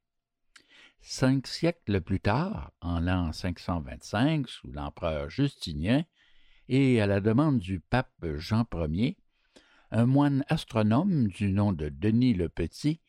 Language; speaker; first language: French; native; French